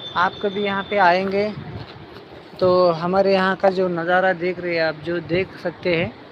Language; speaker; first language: Hindi; non-native, local second language; Marathi